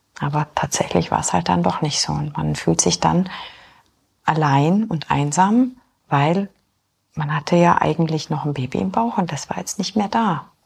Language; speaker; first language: German; early bilingual, other home language; Polish